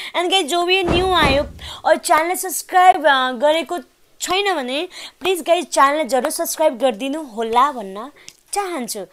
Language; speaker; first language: Hindi; non-native, local second language; Nepali